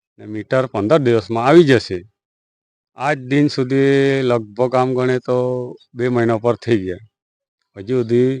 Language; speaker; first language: Gujarati; native; Gujarati